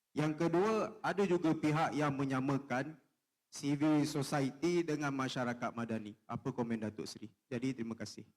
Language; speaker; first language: Malay; native; Malay